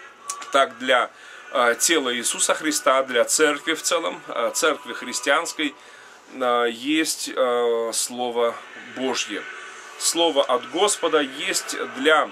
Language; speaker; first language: Russian; native; Russian